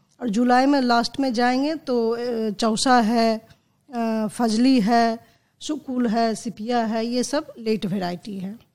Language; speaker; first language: Hindi; native; Hindi